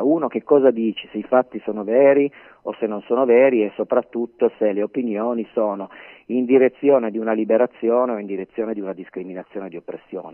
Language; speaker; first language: Italian; native; Italian